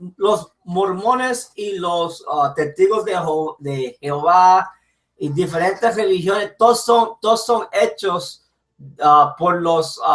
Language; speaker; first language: Spanish; early bilingual, heritage; English